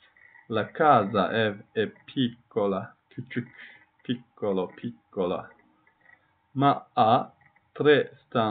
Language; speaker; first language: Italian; non-native, fluent; Turkish